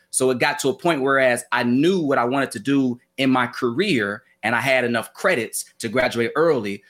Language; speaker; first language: English; native; English